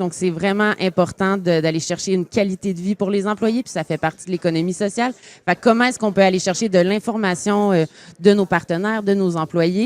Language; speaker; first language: French; native; French